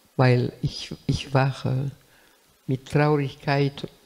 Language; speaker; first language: German; non-native, learner; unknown